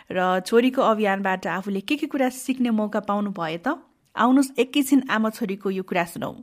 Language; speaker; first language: Nepali; native; Nepali